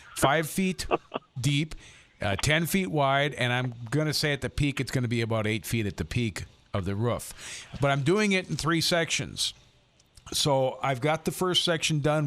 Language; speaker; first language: English; native; English